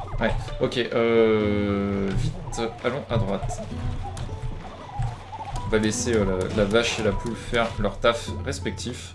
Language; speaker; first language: French; native; French